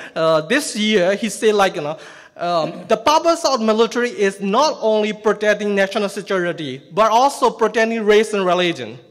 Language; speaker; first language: English; non-native, fluent; Burmese